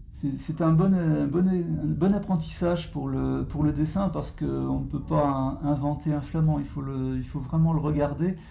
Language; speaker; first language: French; native; French